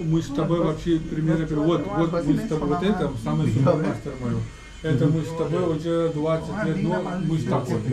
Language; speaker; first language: Russian; non-native, learner; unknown